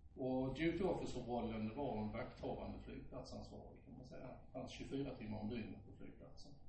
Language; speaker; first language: Swedish; native; Swedish